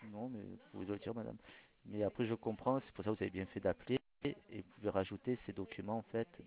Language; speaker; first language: French; native; French